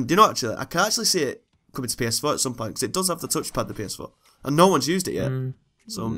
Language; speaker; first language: English; native; English